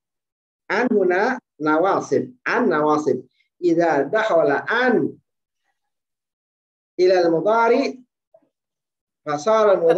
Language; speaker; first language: Arabic; non-native, fluent; Indonesian